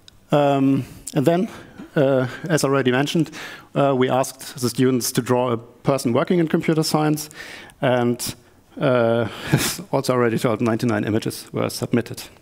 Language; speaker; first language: English; non-native, fluent; German